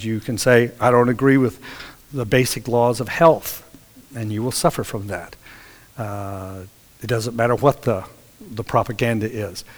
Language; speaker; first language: English; native; English